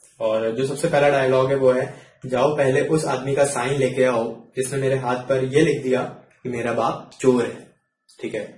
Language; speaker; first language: Hindi; native; Hindi